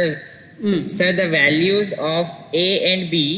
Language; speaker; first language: English; non-native, learner; Hindi